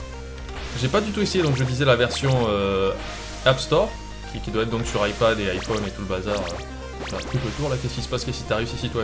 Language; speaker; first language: French; native; French